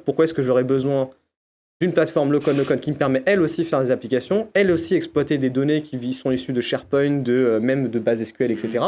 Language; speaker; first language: French; native; French